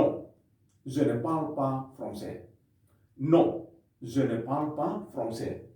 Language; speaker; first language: French; non-native, fluent; Indonesian